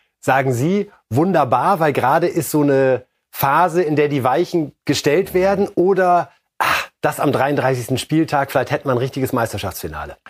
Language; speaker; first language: German; native; German